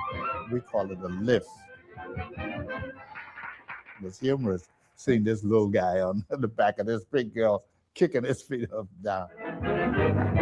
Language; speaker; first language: English; native; English